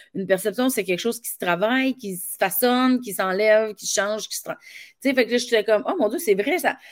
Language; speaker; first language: French; native; French